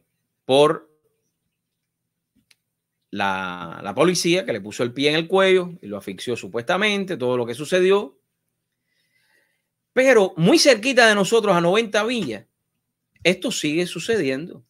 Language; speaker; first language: Spanish; native; Spanish